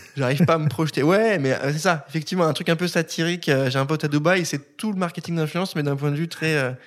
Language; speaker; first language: French; native; French